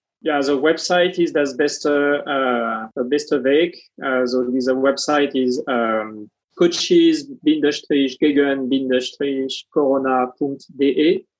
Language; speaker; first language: German; non-native, fluent; French